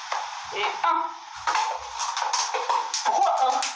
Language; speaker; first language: French; native; French